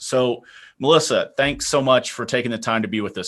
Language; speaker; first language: English; native; English